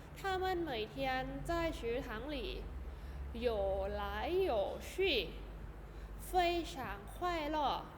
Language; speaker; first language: Chinese; non-native, fluent; Thai